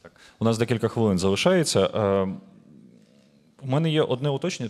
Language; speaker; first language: Ukrainian; native; Ukrainian